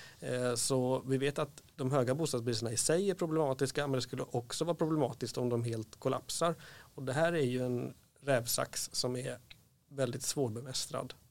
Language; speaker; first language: Swedish; native; Swedish